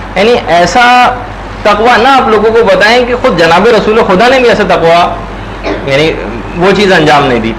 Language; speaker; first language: Urdu; native; Urdu